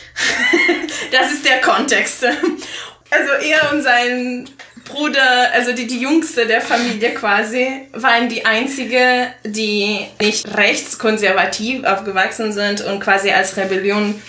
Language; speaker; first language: German; non-native, fluent; Italian